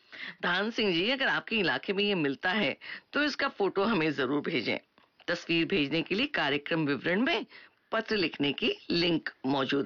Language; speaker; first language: Hindi; native; Hindi